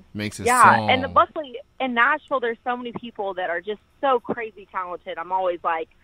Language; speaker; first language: English; native; English